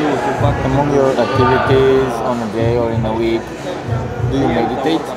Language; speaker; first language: English; non-native, fluent; Romanian